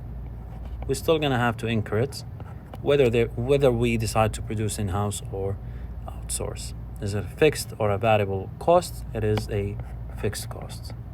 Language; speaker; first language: English; non-native, fluent; Arabic